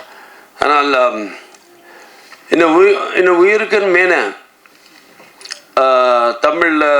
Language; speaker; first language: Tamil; non-native, learner; Telugu